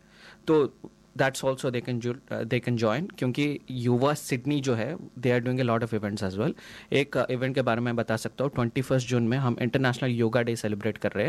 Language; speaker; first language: Hindi; non-native, local second language; Odia